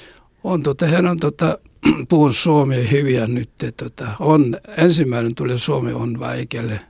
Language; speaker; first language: Finnish; non-native, learner; Korean